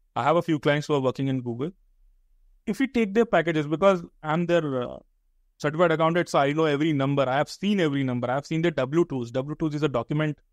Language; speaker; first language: English; non-native, local second language; Hindi